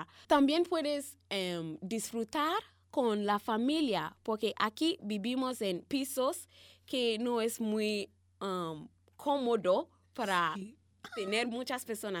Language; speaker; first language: Spanish; non-native, learner; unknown